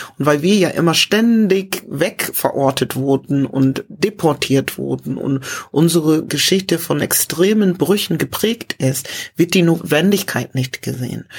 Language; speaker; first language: German; early bilingual, other home language; English